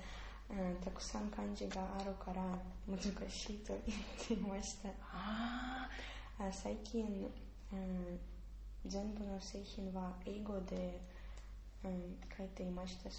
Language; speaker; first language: Japanese; non-native, learner; Russian